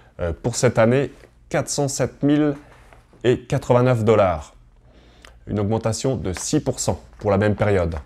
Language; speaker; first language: French; native; French